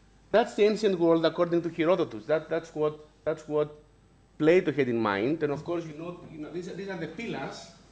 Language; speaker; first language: English; non-native, fluent; Greek